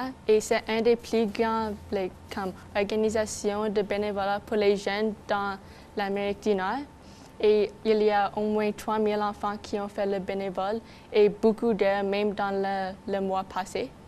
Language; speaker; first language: French; non-native, local second language; English